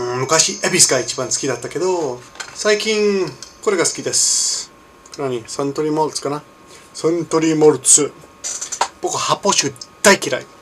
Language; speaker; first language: Japanese; non-native, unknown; English